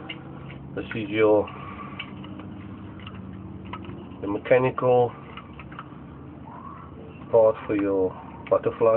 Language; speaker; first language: English; native; English